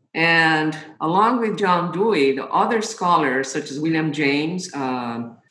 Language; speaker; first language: English; non-native, fluent; Portuguese